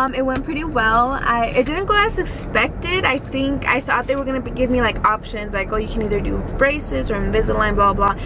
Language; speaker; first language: English; early bilingual, other home language; Spanish